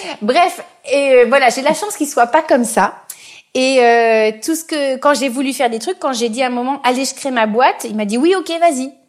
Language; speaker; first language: French; native; French